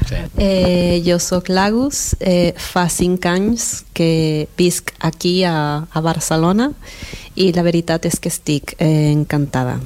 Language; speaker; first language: Catalan; non-native, fluent; Spanish